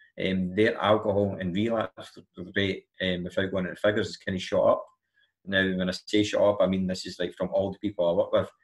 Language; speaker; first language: English; native; English